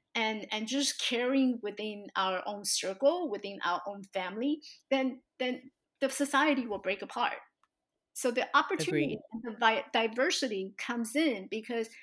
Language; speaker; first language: English; early bilingual, other home language; Chinese